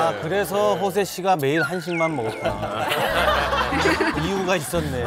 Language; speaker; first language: Korean; native; Korean